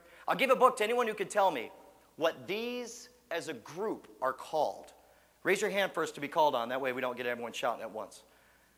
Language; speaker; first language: English; native; English